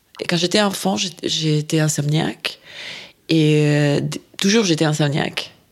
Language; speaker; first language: French; non-native, fluent; Spanish